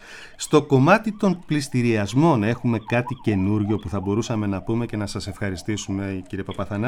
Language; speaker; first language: Greek; native; Greek